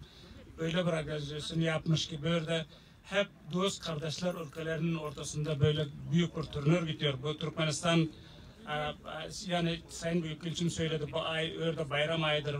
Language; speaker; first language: Turkish; non-native, learner; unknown